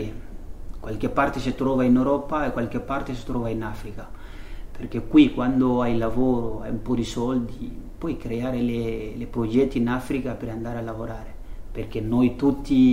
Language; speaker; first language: Italian; non-native, fluent; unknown